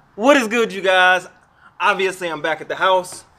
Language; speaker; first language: English; native; English